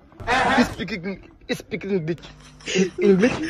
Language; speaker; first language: English; non-native, learner; Haitian Creole